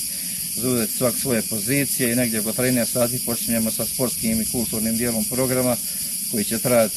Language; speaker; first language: Bosnian; native; Bosnian